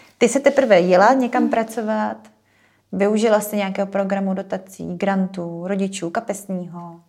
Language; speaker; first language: Czech; native; Czech